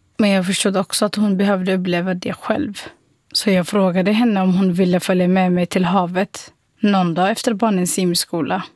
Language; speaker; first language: Swedish; non-native, fluent; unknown